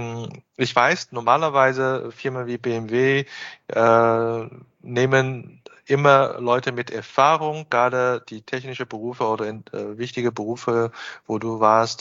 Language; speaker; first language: German; non-native, fluent; Chinese